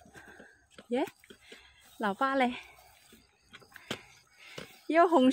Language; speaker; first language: Chinese; native; Chinese